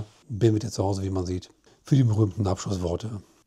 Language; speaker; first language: German; native; German